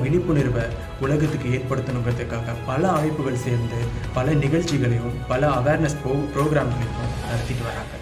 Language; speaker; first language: Tamil; native; Tamil